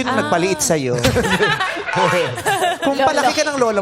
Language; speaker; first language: Filipino; native; Filipino